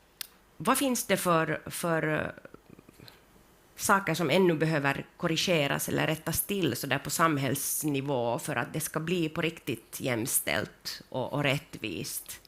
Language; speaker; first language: Swedish; native; Swedish